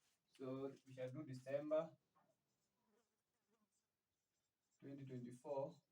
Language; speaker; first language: English; non-native, local second language; Swahili